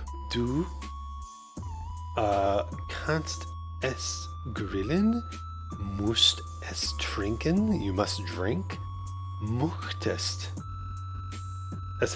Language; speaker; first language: German; non-native, learner; English